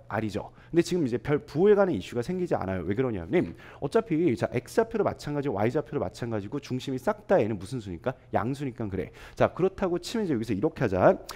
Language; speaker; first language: Korean; native; Korean